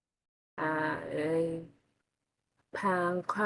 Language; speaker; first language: Chinese; non-native, learner; Burmese